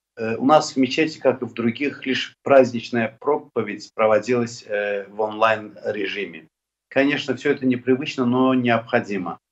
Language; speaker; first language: Russian; non-native, local second language; Azerbaijani